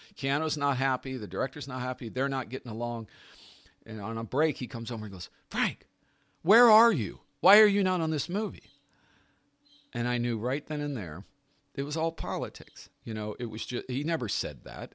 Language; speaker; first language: English; native; English